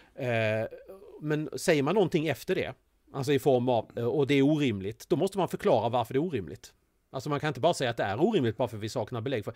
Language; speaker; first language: Swedish; native; Swedish